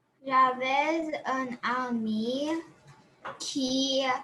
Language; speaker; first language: French; non-native, learner; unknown